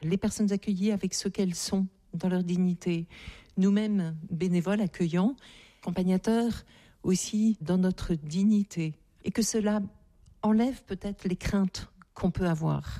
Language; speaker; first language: French; native; French